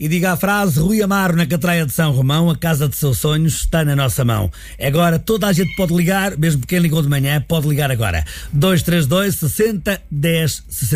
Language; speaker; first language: Portuguese; native; Portuguese